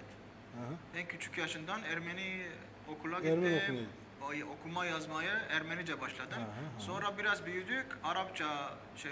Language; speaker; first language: Turkish; early bilingual, heritage; Armenian